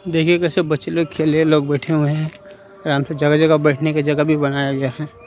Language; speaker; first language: Hindi; non-native, local second language; Bangla